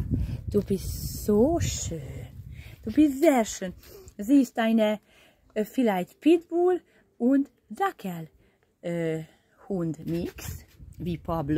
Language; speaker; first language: German; non-native, learner; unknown